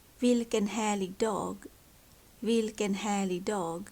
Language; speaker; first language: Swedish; non-native, learner; Thai